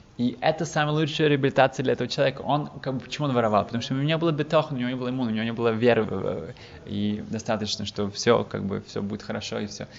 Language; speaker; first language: Russian; early bilingual, heritage; Russian